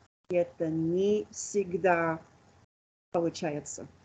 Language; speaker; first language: Russian; non-native, fluent; English